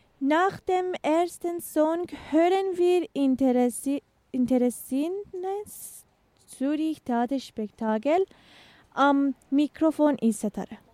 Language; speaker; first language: German; non-native, learner; Persian